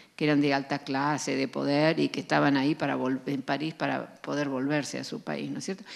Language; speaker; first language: Spanish; non-native, fluent; Dutch